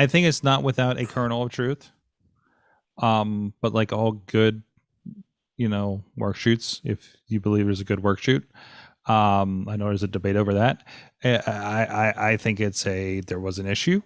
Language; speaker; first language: English; native; English